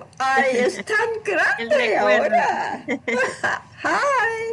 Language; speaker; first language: Spanish; non-native, learner; English